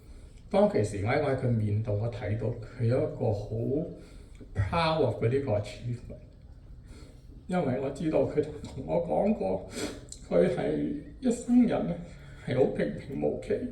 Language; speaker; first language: Cantonese; native; Cantonese